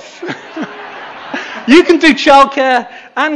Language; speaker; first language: English; native; English